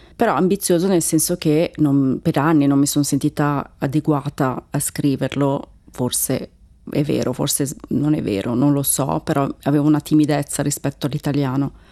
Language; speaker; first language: Italian; non-native, fluent; Turkish